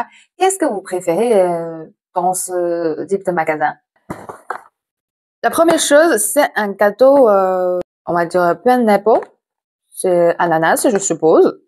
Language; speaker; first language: French; non-native, fluent; Chinese